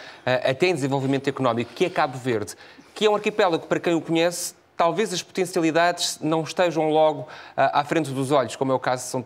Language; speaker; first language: Portuguese; native; Portuguese